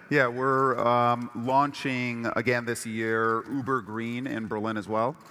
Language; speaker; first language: English; early bilingual, other home language; Persian